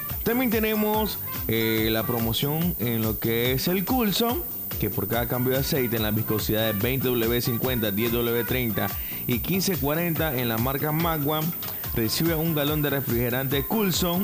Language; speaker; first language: Spanish; native; Spanish